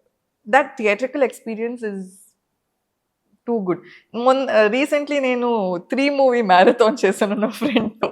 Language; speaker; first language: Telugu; non-native, fluent; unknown